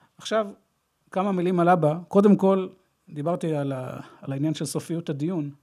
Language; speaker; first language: Hebrew; native; Hebrew